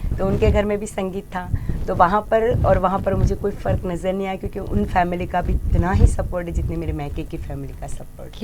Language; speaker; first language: Hindi; non-native, local second language; Gujarati